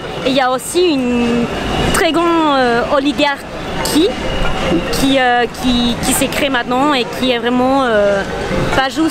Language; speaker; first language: French; non-native, fluent; Spanish